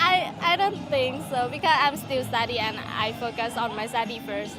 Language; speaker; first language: English; non-native, learner; Hmong